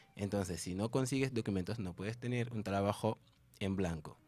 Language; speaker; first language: Spanish; non-native, fluent; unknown